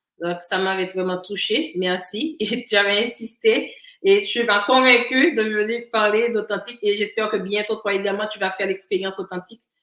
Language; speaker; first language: French; non-native, local second language; Haitian Creole